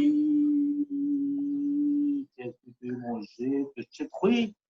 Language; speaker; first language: French; non-native, learner; Kurdish